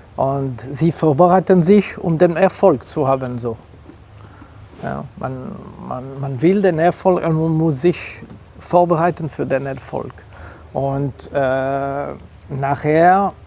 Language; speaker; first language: German; non-native, local second language; French